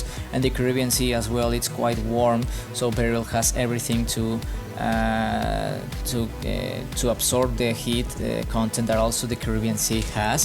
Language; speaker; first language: English; non-native, fluent; Spanish